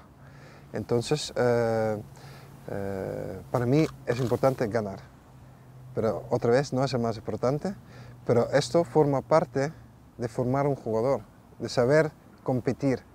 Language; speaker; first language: Spanish; non-native, fluent; Dutch